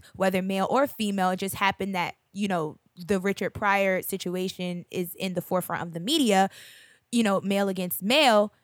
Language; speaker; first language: English; native; English